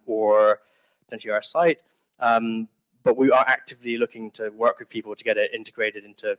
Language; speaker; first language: English; native; English